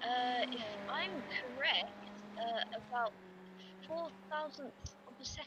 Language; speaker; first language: English; native; English